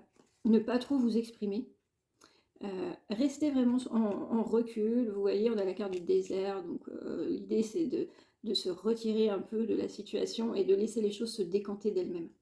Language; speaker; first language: French; native; French